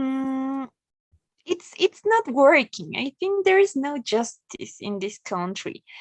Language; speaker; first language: English; non-native, learner; Spanish